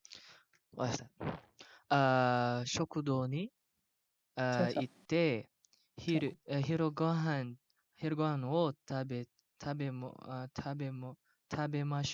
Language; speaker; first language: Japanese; non-native, learner; Malay